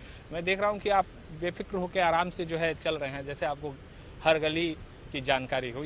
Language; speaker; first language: Hindi; native; Hindi